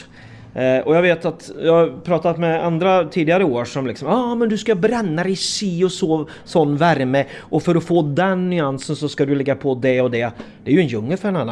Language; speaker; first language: Swedish; native; Swedish